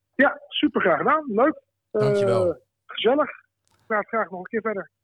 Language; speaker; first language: Dutch; early bilingual, other home language; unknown